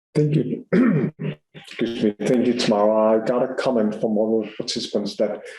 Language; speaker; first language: English; non-native, fluent; Danish